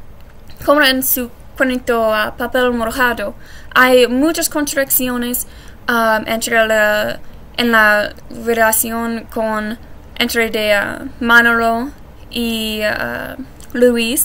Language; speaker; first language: Spanish; non-native, learner; English